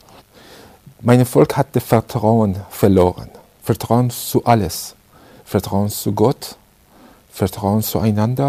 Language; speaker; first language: German; non-native, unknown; Persian